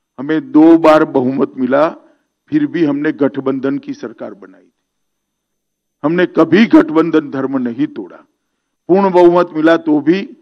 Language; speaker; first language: Hindi; non-native, local second language; Gujarati